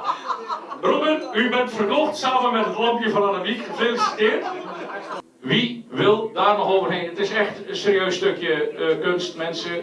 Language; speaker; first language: Dutch; native; Dutch